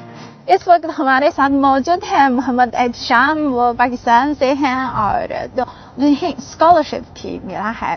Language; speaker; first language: Hindi; non-native, fluent; Chinese